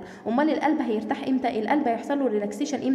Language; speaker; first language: Arabic; native; Arabic